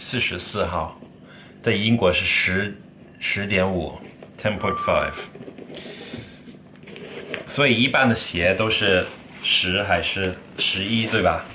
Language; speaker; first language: Chinese; non-native, fluent; English